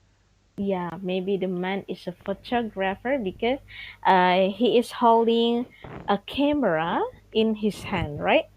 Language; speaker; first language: English; non-native, fluent; Indonesian